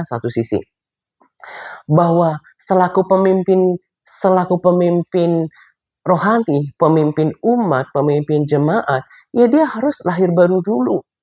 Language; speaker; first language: Indonesian; native; Indonesian